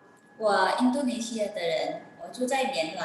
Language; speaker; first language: Chinese; non-native, learner; Indonesian